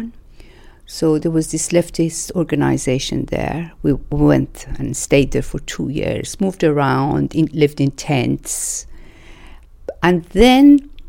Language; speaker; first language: English; non-native, fluent; Persian